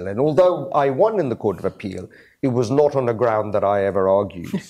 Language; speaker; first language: English; native; English